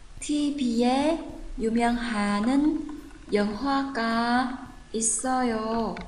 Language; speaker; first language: Korean; non-native, fluent; Vietnamese